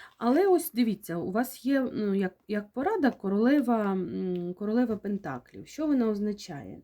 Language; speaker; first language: Ukrainian; non-native, local second language; Russian